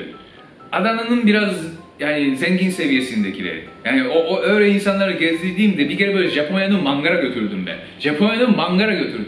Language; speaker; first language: Turkish; non-native, fluent; Japanese